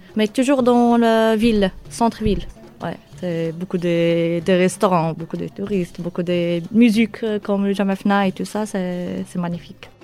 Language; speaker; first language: French; non-native, local second language; Arabic